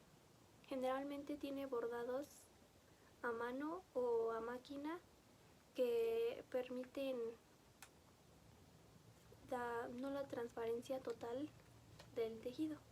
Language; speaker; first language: Spanish; native; Spanish